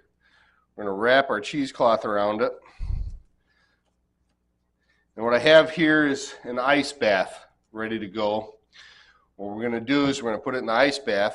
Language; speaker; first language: English; native; English